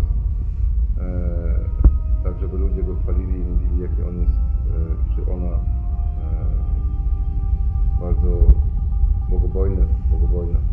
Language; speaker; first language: Polish; non-native, fluent; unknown